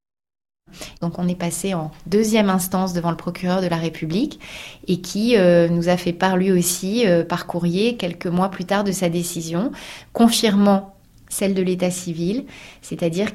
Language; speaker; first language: French; native; French